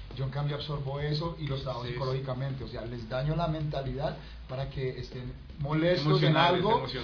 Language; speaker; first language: Spanish; native; Spanish